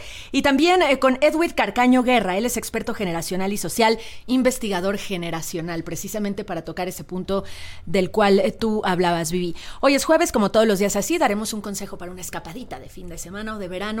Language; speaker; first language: Spanish; native; Spanish